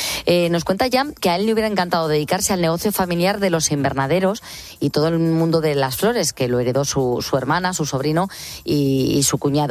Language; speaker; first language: Spanish; native; Spanish